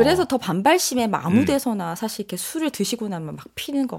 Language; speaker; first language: Korean; native; Korean